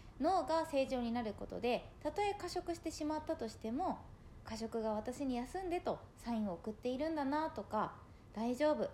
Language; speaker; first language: Japanese; native; Japanese